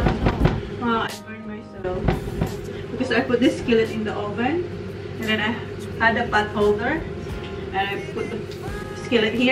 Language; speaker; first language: English; non-native, local second language; Bikol